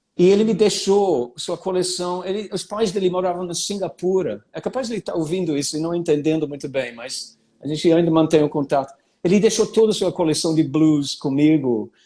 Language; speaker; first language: Portuguese; non-native, fluent; English